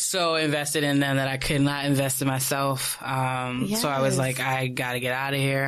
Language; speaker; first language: English; native; English